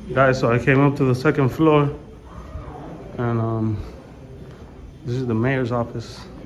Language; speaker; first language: English; early bilingual, other home language; Spanish